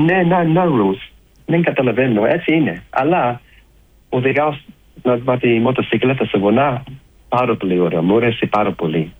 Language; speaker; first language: Greek; early bilingual, heritage; Greek